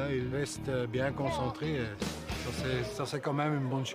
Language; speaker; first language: French; non-native, local second language; Dutch